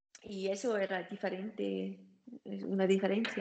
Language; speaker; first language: Spanish; non-native, learner; German